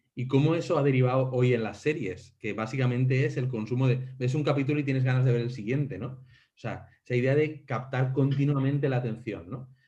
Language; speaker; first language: Spanish; non-native, local second language; Catalan